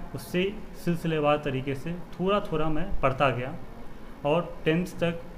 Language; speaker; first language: Hindi; native; Hindi